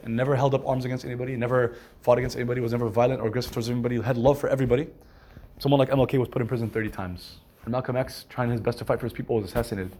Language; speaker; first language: English; native; English